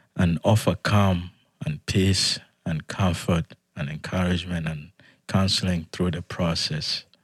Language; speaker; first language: English; non-native, fluent; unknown